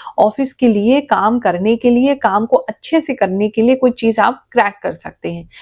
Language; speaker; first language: Hindi; native; Hindi